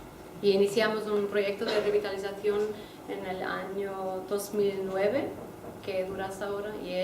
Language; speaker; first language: Spanish; non-native, fluent; Portuguese